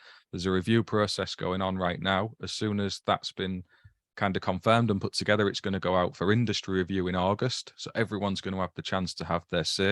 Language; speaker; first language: English; native; English